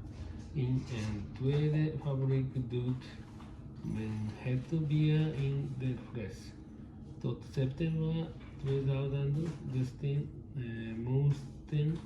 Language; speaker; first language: Dutch; non-native, learner; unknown